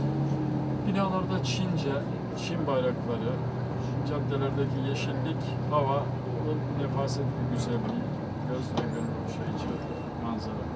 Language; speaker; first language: Turkish; native; Turkish